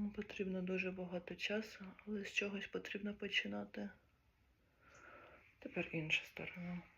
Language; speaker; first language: Ukrainian; native; Ukrainian